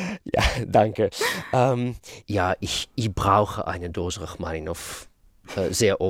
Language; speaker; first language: German; non-native, fluent; Russian